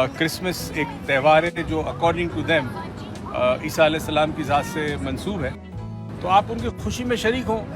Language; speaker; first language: Urdu; native; Urdu